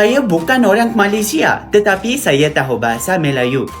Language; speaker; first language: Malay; non-native, learner; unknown